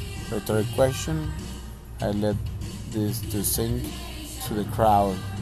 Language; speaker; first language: English; non-native, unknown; Spanish